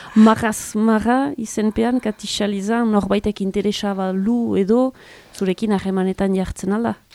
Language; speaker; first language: Basque; native; Basque